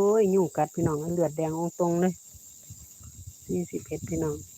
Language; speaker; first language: Thai; non-native, local second language; Northeastern Thai